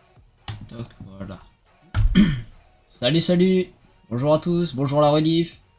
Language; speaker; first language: French; native; French